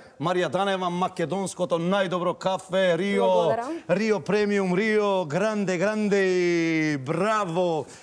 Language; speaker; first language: Macedonian; native; Macedonian